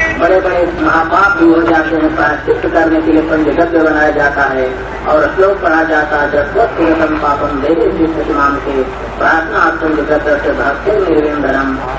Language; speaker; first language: Hindi; native; Hindi